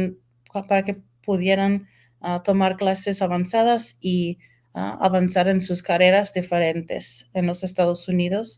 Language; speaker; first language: Spanish; non-native, fluent; English